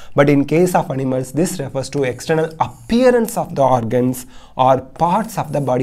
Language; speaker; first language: English; non-native, local second language; Tamil